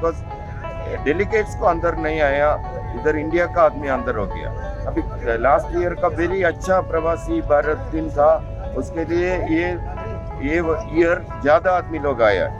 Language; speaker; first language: Hindi; early bilingual, heritage; Hindi